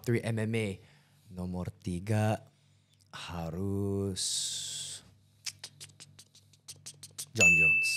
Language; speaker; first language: Indonesian; early bilingual, heritage; English